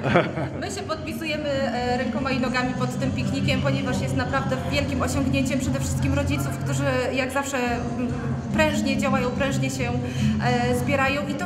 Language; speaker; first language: Polish; native; Polish